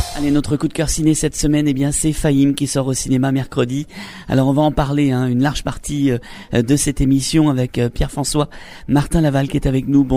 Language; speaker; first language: French; native; French